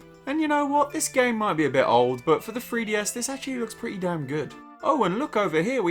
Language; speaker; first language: English; native; English